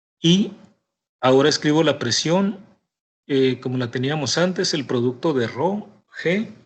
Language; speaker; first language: Spanish; native; Spanish